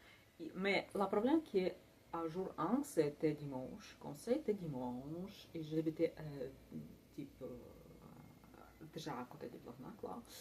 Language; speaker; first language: French; non-native, learner; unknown